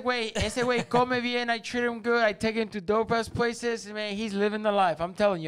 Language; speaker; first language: English; non-native, fluent; Spanish